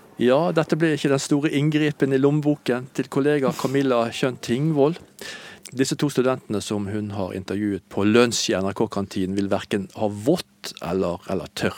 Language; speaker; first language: Norwegian; native; Norwegian